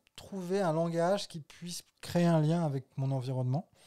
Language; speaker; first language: French; native; French